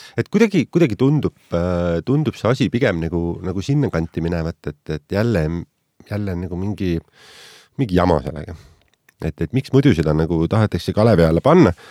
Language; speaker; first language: Estonian; native; Estonian